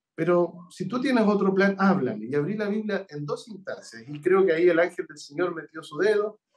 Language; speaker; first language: Spanish; native; Spanish